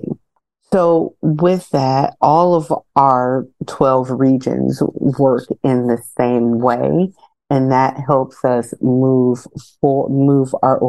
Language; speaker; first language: English; native; English